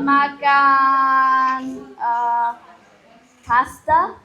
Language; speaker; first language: Indonesian; non-native, learner; English